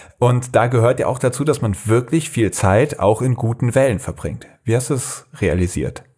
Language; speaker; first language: German; native; German